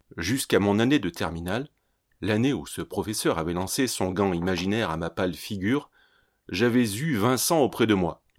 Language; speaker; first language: French; native; French